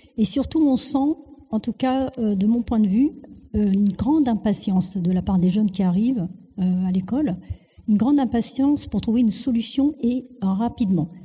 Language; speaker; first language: French; early bilingual, other home language; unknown